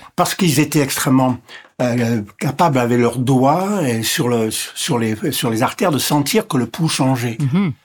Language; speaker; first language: French; non-native, local second language; English